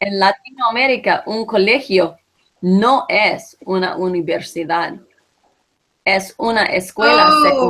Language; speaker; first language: Spanish; non-native, fluent; English